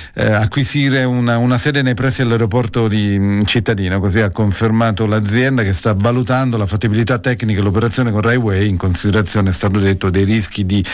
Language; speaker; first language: Italian; native; Italian